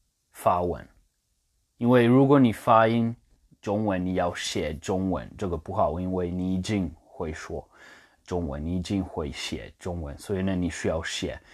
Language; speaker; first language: Chinese; non-native, learner; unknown